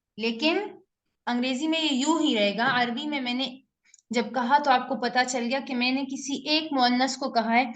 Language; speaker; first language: Urdu; native; Urdu